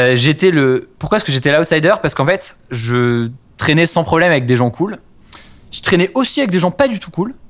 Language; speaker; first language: French; native; French